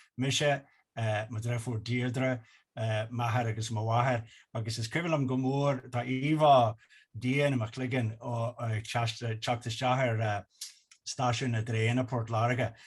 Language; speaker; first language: Irish; non-native, local second language; English